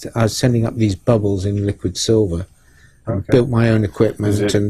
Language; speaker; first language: English; native; English